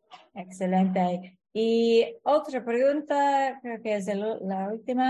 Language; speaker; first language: Spanish; non-native, fluent; English